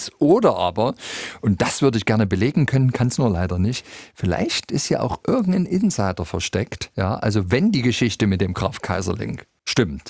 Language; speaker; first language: German; native; German